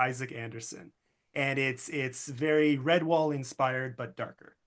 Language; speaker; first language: English; native; English